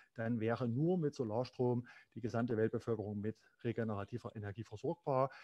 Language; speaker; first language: German; native; German